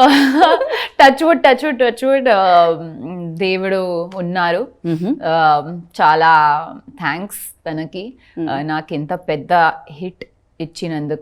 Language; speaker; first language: Telugu; non-native, learner; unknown